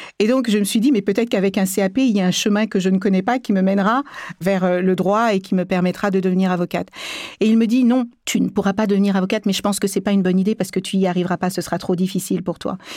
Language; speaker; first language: French; early bilingual, other home language; Kabuverdianu